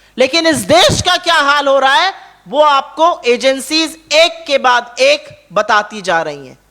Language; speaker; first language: Hindi; native; Hindi